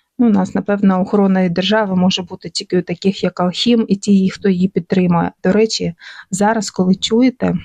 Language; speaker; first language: Ukrainian; non-native, local second language; Russian